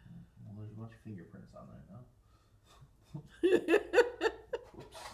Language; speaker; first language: English; native; English